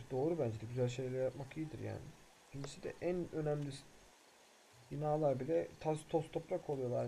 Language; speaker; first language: Turkish; native; Turkish